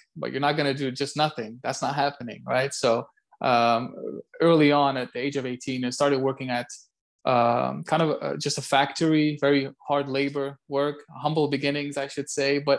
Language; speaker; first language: English; non-native, fluent; Turkish